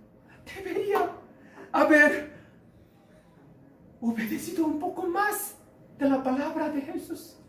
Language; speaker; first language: Spanish; non-native, learner; Korean